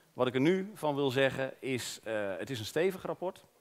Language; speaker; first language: Dutch; native; Dutch